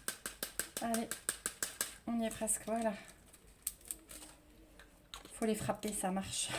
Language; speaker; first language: French; native; French